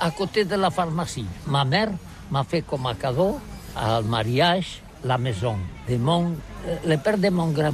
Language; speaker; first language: French; non-native, learner; Catalan